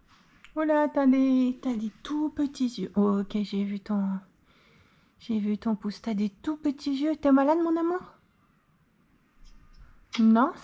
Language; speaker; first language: French; native; French